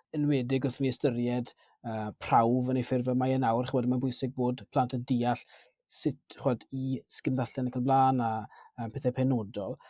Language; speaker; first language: Welsh; native; Welsh